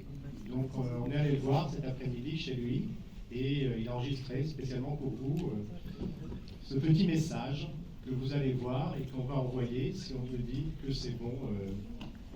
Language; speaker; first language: French; native; French